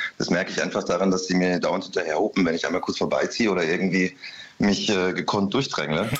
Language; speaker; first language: German; early bilingual, other home language; Polish